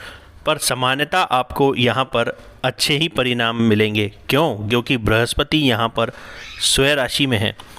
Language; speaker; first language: Hindi; native; Hindi